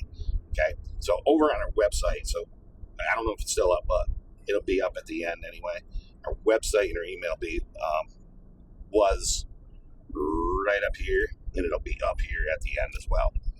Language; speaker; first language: English; native; English